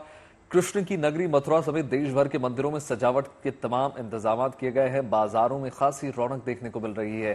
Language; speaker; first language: Hindi; native; Hindi